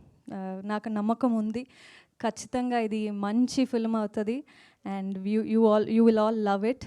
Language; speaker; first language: Telugu; non-native, fluent; Kannada